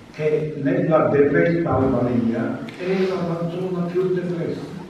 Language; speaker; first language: Italian; native; Italian